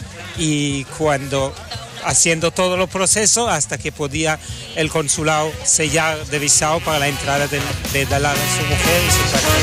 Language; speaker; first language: Spanish; non-native, fluent; Hebrew